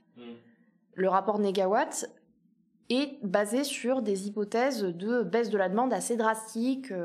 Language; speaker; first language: French; native; French